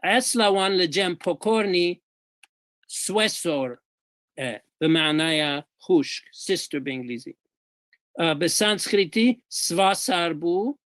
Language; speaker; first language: Kurdish; non-native, fluent; English